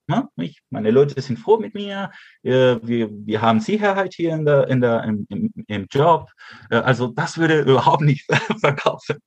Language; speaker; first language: German; early bilingual, heritage; Spanish